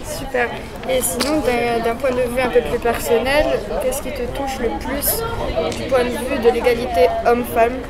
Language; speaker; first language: French; native; French